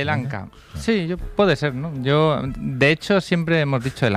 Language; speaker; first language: Spanish; native; Spanish